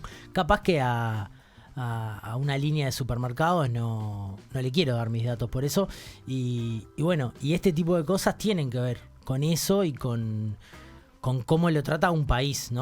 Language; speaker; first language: Spanish; native; Spanish